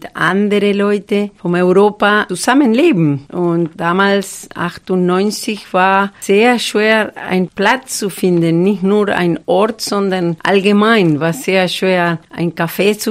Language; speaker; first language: German; non-native, fluent; Spanish